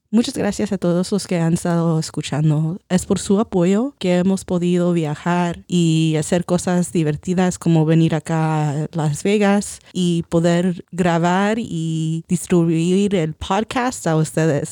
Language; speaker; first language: Spanish; early bilingual, heritage; Spanish